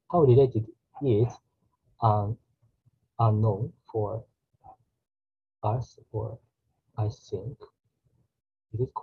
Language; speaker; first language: English; non-native, learner; Japanese